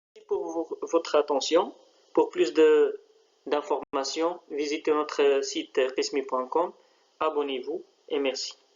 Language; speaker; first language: French; non-native, local second language; Arabic